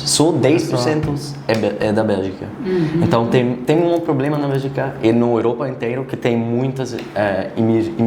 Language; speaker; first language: Portuguese; non-native, learner; Dutch